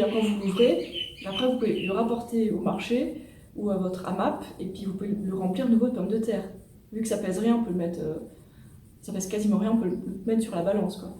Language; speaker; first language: French; native; French